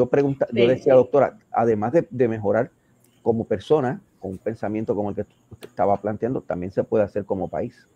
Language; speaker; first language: Spanish; native; Spanish